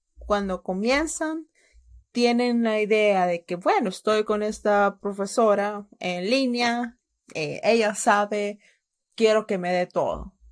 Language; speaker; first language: Spanish; native; Spanish